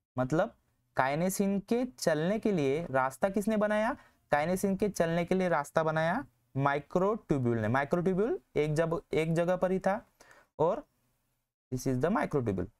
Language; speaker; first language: Hindi; non-native, local second language; Marathi